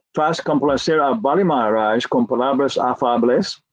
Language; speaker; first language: Spanish; non-native, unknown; English